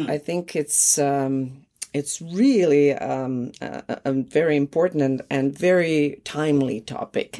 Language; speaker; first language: English; non-native, fluent; Croatian